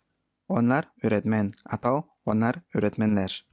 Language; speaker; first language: Turkish; non-native, fluent; Indonesian